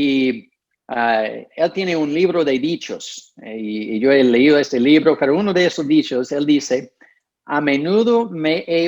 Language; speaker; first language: Spanish; non-native, fluent; English